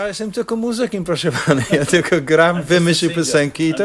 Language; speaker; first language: Polish; non-native, fluent; English